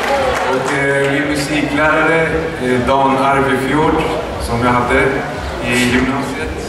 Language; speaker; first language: Swedish; early bilingual, other home language; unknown